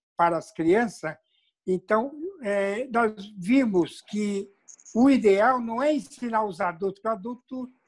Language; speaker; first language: Portuguese; native; Portuguese